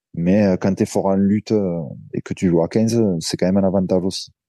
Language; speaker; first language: French; native; French